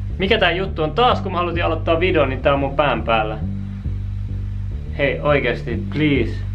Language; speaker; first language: Finnish; native; Finnish